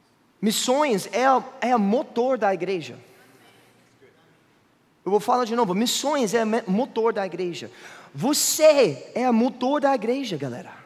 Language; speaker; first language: Portuguese; non-native, fluent; English